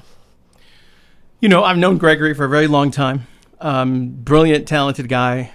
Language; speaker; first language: English; native; English